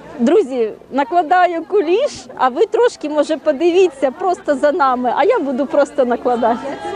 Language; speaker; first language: Ukrainian; native; Ukrainian